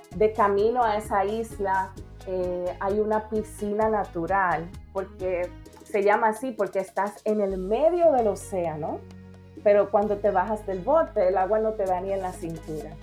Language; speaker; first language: Spanish; native; Spanish